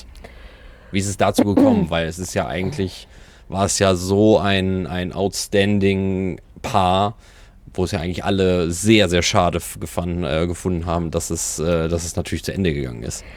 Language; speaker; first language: German; native; German